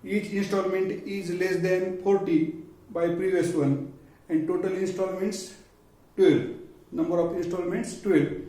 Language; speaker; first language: English; non-native, local second language; Marathi